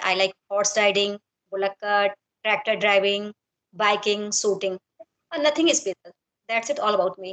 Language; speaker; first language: English; non-native, learner; Hindi